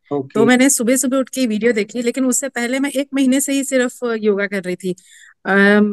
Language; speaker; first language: Hindi; native; Hindi